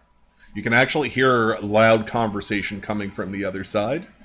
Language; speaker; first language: English; native; English